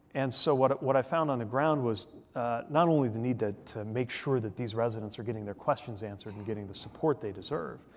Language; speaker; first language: English; native; English